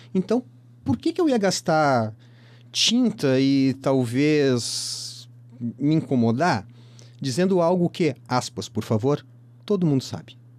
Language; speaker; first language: Portuguese; native; Portuguese